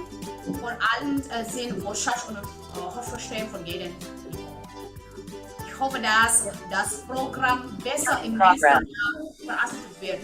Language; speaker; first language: German; non-native, learner; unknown